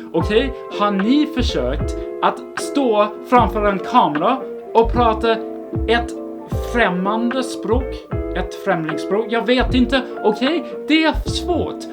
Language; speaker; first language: Swedish; non-native, fluent; English